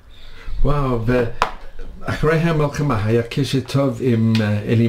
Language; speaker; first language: Hebrew; non-native, learner; English